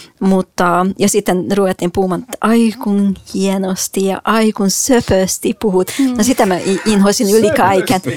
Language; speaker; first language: Finnish; non-native, fluent; Hungarian